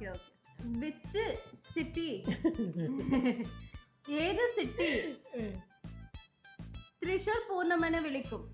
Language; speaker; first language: Malayalam; non-native, learner; Tamil